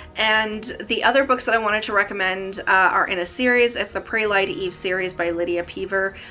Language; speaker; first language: English; native; English